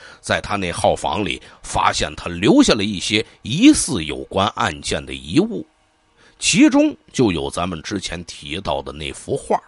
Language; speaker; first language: Chinese; native; Chinese